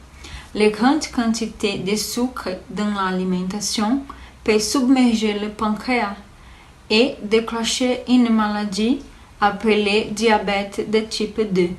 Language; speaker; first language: French; non-native, learner; Portuguese